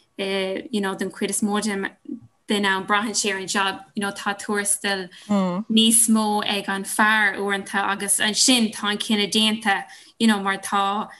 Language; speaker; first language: Irish; non-native, local second language; English